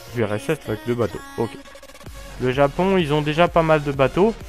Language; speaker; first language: French; native; French